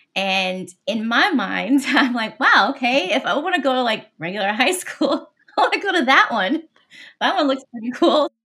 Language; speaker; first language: English; native; English